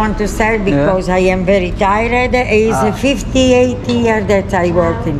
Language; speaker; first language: English; non-native, learner; Italian